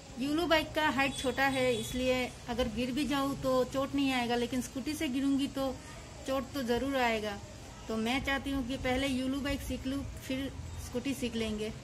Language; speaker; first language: Hindi; non-native, local second language; Bangla